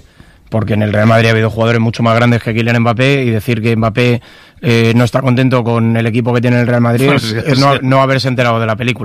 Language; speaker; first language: Spanish; native; Spanish